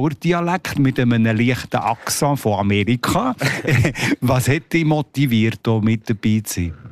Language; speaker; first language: German; native; German